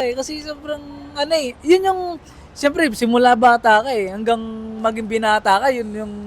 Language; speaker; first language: Filipino; non-native, local second language; Pampanga